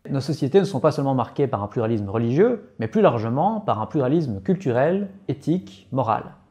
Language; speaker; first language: French; native; French